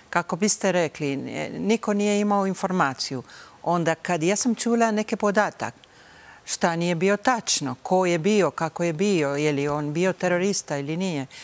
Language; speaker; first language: Bosnian; early bilingual, heritage; Bosnian